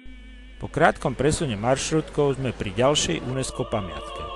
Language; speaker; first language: Slovak; native; Slovak